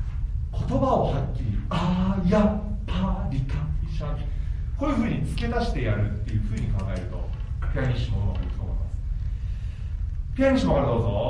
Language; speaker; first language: Japanese; native; Japanese